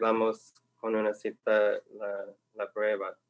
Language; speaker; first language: Spanish; non-native, fluent; English